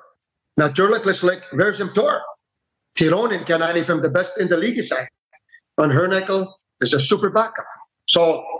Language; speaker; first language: German; non-native, fluent; English